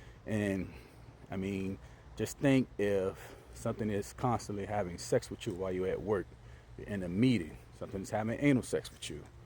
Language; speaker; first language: English; native; English